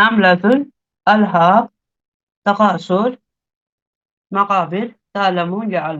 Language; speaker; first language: Arabic; non-native, learner; Urdu